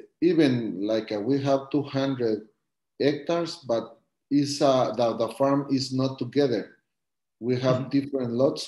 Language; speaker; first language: English; non-native, learner; Spanish